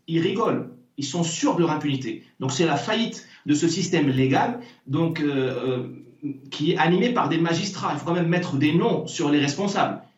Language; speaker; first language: French; non-native, local second language; Arabic